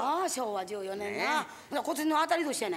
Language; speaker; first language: Japanese; native; Japanese